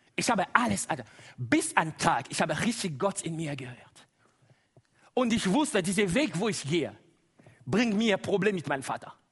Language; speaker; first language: German; non-native, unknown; Lingala